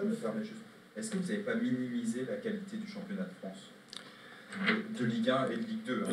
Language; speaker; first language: French; native; French